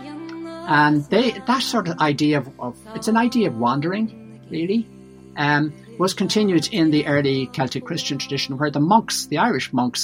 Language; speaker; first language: English; native; English